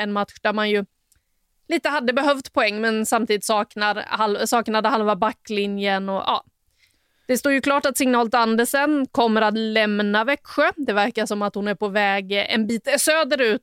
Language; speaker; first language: Swedish; native; Swedish